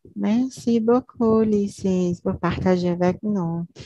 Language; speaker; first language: French; non-native, learner; Portuguese